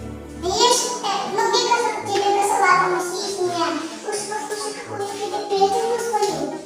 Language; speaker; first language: Russian; non-native, local second language; Yakut